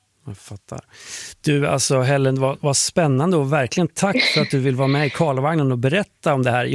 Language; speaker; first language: Swedish; native; Swedish